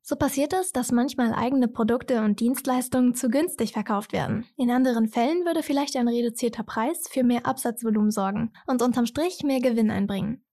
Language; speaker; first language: German; native; German